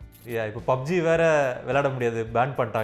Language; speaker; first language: Tamil; native; Tamil